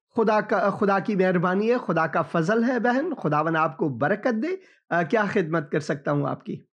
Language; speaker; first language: Urdu; native; Urdu